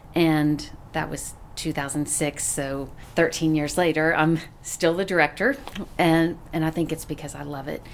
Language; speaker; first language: English; native; English